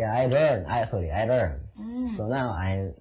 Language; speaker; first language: English; non-native, learner; Japanese